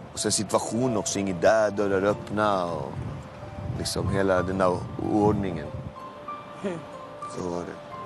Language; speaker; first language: Swedish; native; Swedish